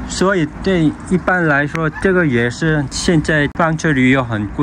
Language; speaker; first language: Chinese; non-native, learner; Korean